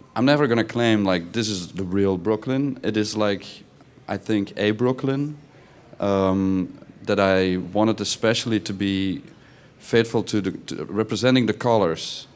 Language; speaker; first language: English; non-native, fluent; Dutch